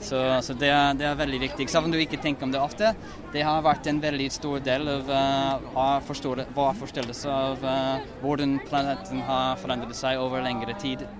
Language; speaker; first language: Norwegian; non-native, learner; English